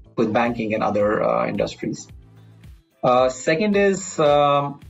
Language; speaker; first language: English; non-native, local second language; Hindi